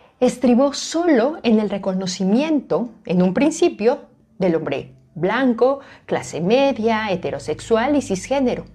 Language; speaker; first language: Spanish; native; Spanish